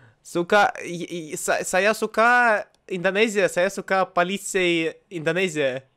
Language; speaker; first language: Indonesian; non-native, learner; Russian